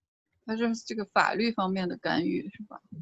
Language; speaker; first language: Chinese; native; Chinese